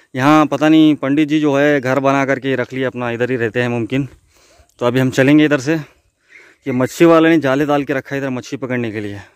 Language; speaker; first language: Hindi; non-native, local second language; Urdu